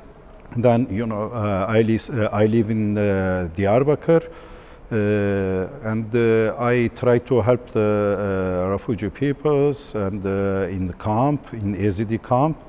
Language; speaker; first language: English; non-native, learner; Turkish